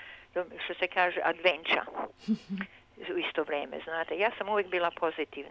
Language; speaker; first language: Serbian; early bilingual, heritage; Serbian